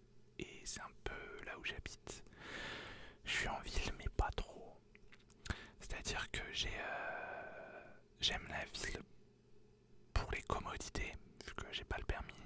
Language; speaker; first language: French; native; French